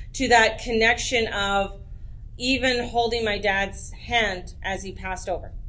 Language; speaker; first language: English; native; English